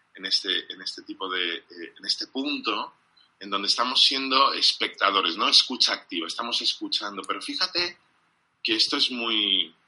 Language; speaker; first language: Spanish; non-native, fluent; English